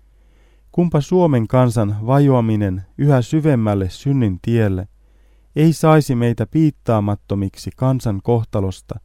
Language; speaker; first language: Finnish; native; Finnish